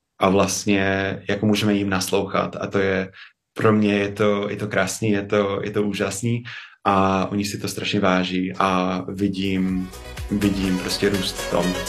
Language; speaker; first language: Czech; non-native, fluent; English